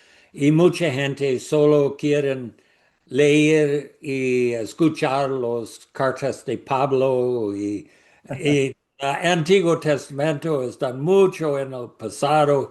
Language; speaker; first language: Spanish; non-native, learner; English